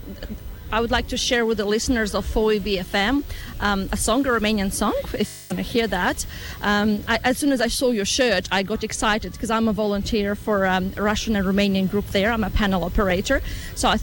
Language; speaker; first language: English; non-native, fluent; Romanian